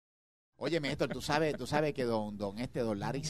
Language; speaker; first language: Spanish; native; Spanish